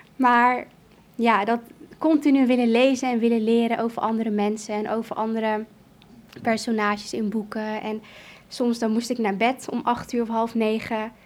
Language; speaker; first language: Dutch; early bilingual, other home language; Kurdish